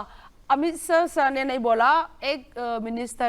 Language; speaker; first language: Hindi; non-native, local second language; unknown